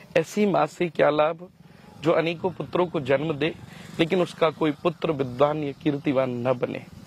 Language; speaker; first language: Hindi; native; Hindi